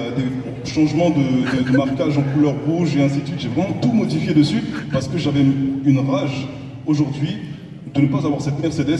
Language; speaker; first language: French; native; French